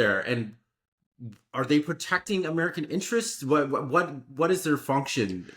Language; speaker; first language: English; native; English